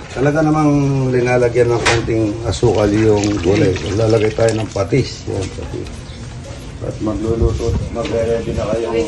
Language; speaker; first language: Filipino; non-native, local second language; Pampanga